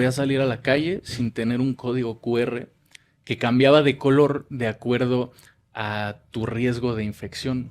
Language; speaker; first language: Spanish; native; Spanish